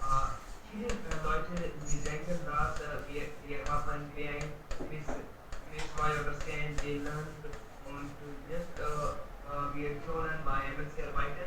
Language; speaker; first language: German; non-native, learner; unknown